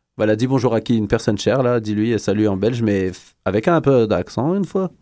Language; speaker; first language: French; native; French